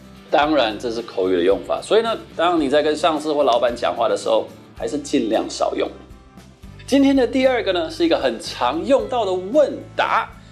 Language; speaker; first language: Chinese; native; Chinese